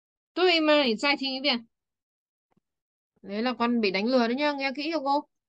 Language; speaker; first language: Chinese; non-native, fluent; Vietnamese